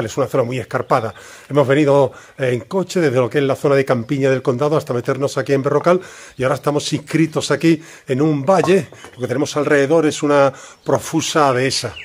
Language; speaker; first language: Spanish; native; Spanish